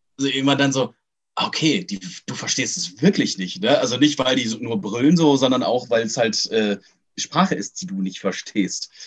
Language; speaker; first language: German; native; German